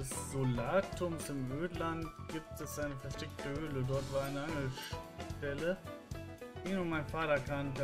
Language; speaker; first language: German; native; German